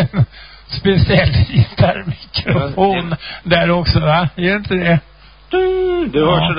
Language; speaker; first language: Swedish; native; Swedish